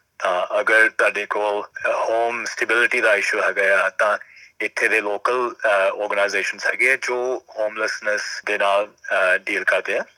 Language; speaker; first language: Punjabi; early bilingual, heritage; Punjabi